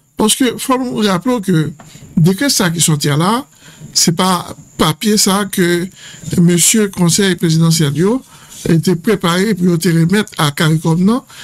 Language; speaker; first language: French; non-native, local second language; Haitian Creole